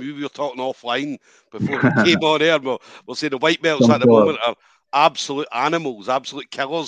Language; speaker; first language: English; native; English